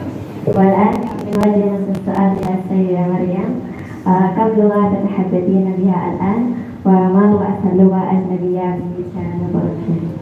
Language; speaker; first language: Arabic; non-native, learner; Indonesian